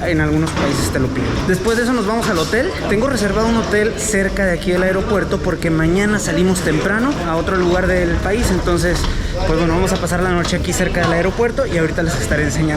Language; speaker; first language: Spanish; native; Spanish